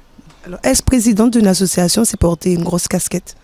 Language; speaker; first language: French; native; French